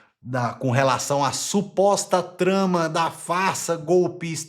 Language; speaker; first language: Portuguese; native; Portuguese